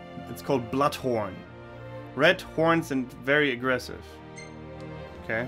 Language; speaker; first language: English; non-native, fluent; German